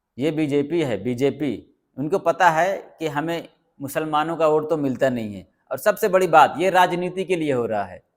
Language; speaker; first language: Hindi; native; Hindi